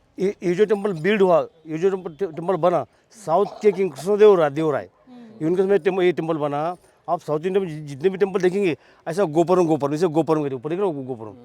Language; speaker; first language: Hindi; non-native, local second language; Marathi